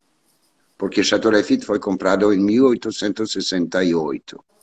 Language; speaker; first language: Portuguese; non-native, learner; French